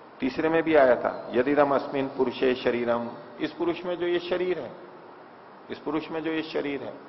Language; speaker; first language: Hindi; native; Hindi